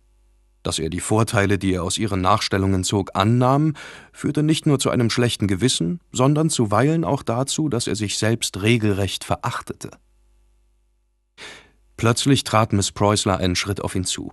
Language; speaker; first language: German; native; German